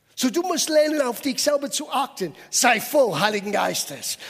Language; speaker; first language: German; non-native, fluent; English